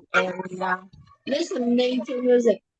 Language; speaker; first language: English; non-native, learner; Vietnamese